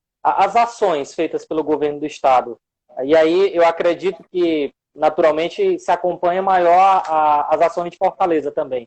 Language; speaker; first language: Portuguese; native; Portuguese